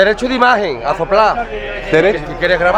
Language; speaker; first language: Spanish; native; Spanish